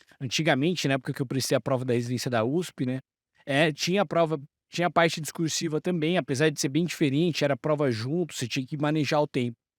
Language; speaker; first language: Portuguese; native; Portuguese